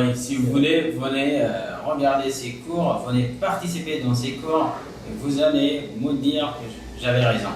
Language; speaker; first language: French; non-native, fluent; Pashto